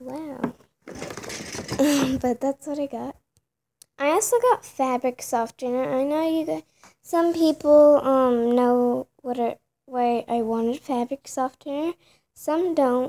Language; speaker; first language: English; native; English